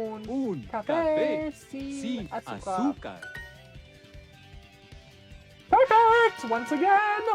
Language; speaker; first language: Spanish; non-native, learner; English